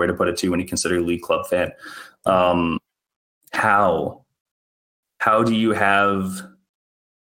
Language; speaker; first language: English; native; English